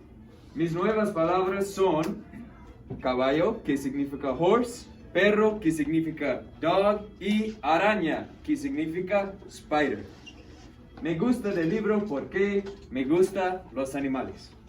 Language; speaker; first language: Spanish; non-native, fluent; English